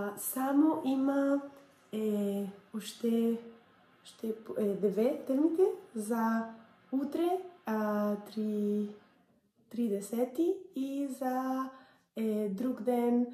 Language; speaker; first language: Bulgarian; non-native, learner; English